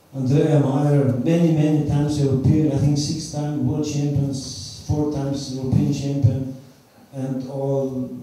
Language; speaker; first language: English; non-native, fluent; Slovenian